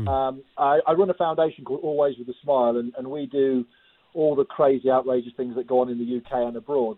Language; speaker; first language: English; native; English